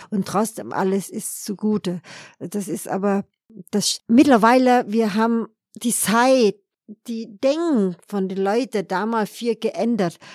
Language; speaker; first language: German; non-native, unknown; Vietnamese